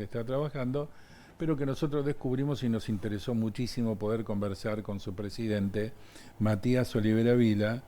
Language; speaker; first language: Spanish; native; Spanish